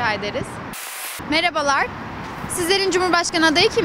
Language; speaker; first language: Turkish; native; Turkish